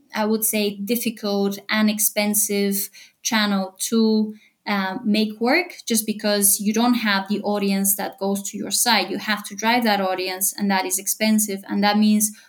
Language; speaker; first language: English; non-native, fluent; Bulgarian